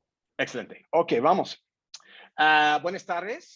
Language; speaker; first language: Spanish; non-native, fluent; English